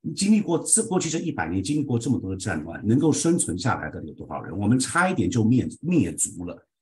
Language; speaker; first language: Chinese; early bilingual, heritage; Chinese